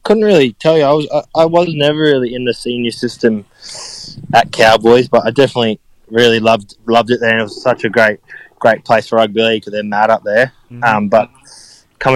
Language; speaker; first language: English; native; English